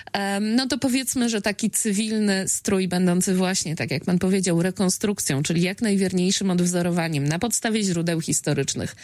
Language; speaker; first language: Polish; native; Polish